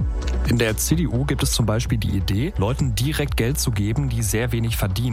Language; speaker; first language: German; native; German